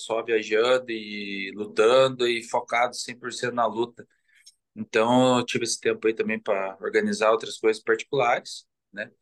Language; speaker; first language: Portuguese; native; Portuguese